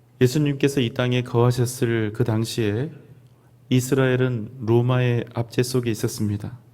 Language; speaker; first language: Korean; native; Korean